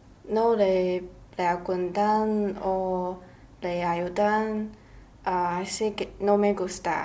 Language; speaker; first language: Spanish; non-native, learner; Chinese